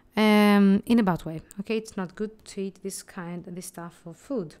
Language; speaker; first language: English; non-native, fluent; Greek